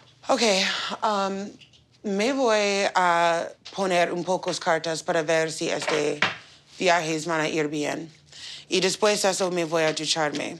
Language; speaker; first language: Spanish; non-native, learner; English